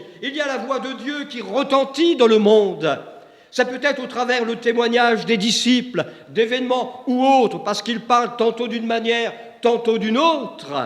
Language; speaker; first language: French; native; French